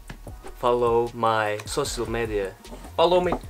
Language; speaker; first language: English; non-native, learner; Turkish